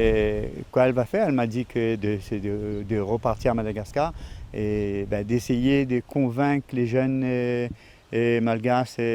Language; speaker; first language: French; non-native, local second language; Réunion Creole French